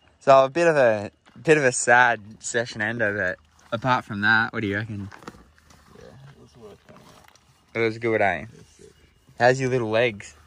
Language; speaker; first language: English; native; English